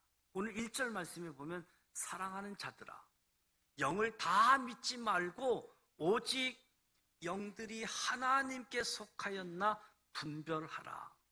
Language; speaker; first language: Korean; native; Korean